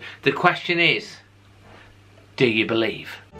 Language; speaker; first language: English; native; English